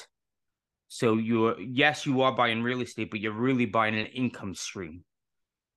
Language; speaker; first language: English; native; English